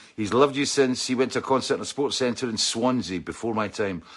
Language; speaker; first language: English; native; English